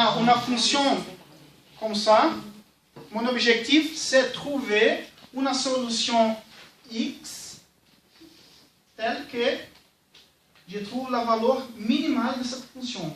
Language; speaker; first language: French; non-native, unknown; Portuguese